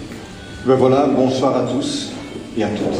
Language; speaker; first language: French; non-native, fluent; Portuguese